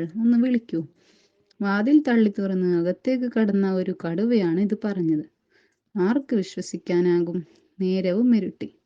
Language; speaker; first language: Malayalam; native; Malayalam